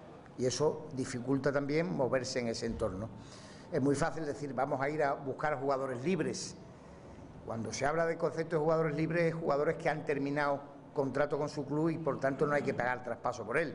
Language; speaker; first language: Spanish; native; Spanish